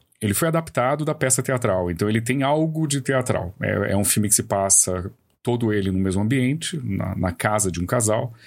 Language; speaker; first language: Portuguese; native; Portuguese